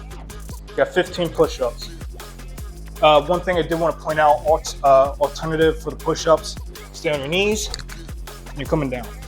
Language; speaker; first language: English; native; English